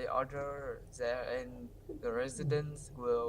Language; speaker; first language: English; non-native, learner; Vietnamese